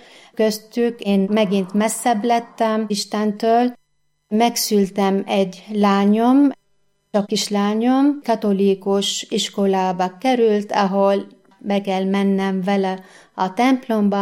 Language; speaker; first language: Hungarian; non-native, learner; Arabic